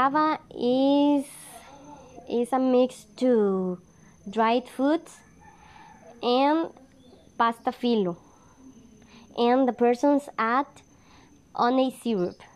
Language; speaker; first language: English; non-native, learner; Spanish